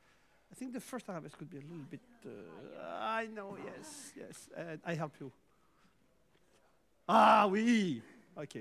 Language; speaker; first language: English; non-native, fluent; Armenian